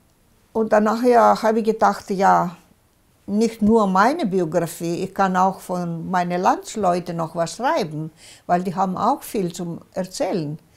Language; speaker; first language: German; non-native, local second language; Greek